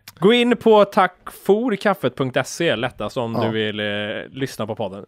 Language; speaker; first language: Swedish; native; Swedish